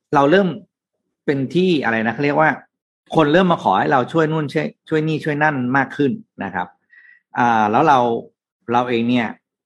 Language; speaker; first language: Thai; native; Thai